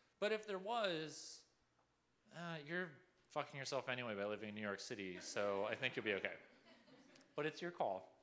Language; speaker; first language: English; native; English